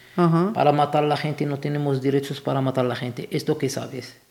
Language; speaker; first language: Spanish; non-native, learner; Arabic